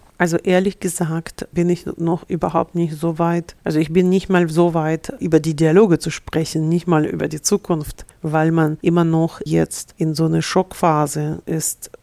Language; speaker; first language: German; non-native, fluent; Russian